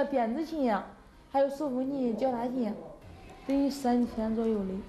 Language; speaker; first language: Chinese; native; Chinese